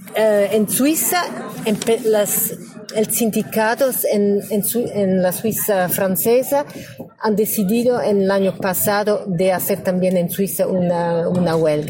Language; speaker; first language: Spanish; non-native, learner; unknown